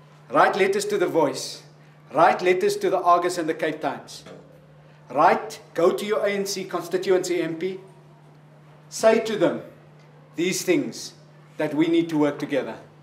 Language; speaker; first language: English; non-native, local second language; Afrikaans